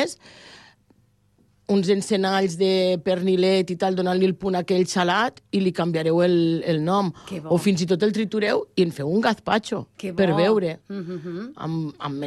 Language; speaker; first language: Catalan; native; Catalan